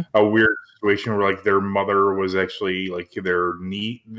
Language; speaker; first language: English; early bilingual, other home language; Lithuanian